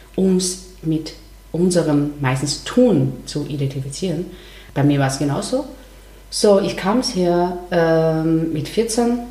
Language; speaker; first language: German; non-native, fluent; Chinese